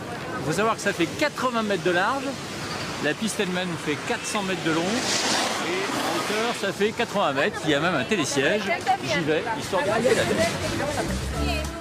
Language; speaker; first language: French; native; French